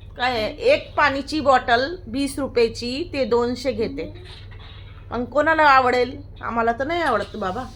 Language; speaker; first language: Marathi; non-native, local second language; Hindi